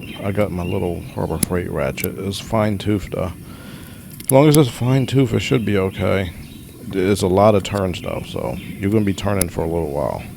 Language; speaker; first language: English; native; English